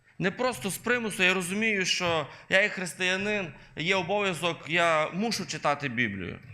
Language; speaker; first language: Ukrainian; native; Ukrainian